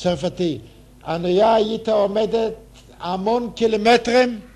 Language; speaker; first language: Hebrew; non-native, fluent; Yiddish